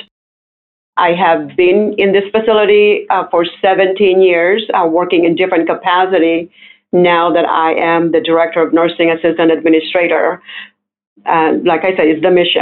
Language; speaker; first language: English; non-native, local second language; Filipino